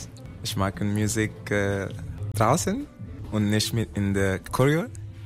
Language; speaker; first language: German; non-native, learner; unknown